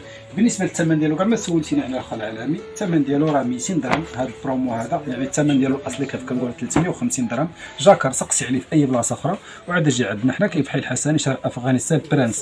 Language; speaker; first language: Arabic; native; Arabic